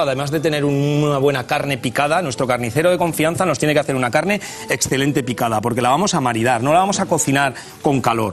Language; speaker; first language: Spanish; native; Spanish